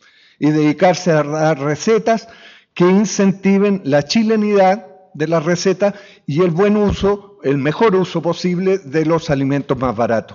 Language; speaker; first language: Spanish; native; Spanish